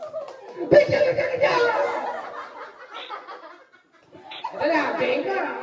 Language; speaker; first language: Filipino; native; Filipino